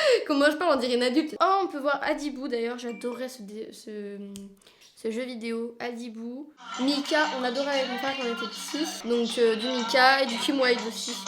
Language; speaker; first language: French; native; French